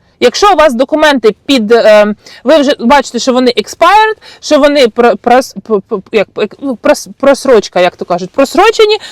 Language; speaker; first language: Ukrainian; non-native, local second language; Russian